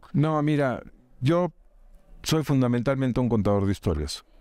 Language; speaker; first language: Spanish; native; Spanish